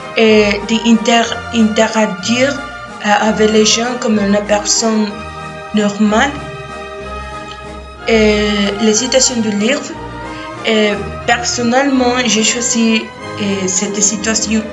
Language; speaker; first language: French; non-native, learner; Spanish